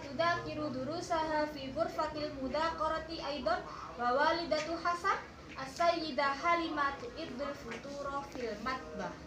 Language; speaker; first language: Arabic; non-native, learner; Indonesian